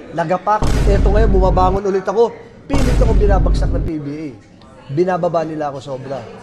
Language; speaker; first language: Filipino; native; Filipino